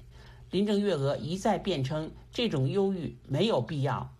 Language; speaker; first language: Chinese; native; Chinese